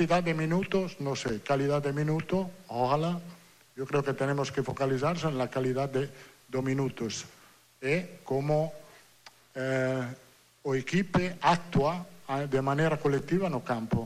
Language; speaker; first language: Portuguese; non-native, learner; Italian